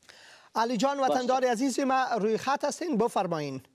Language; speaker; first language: Persian; native; Persian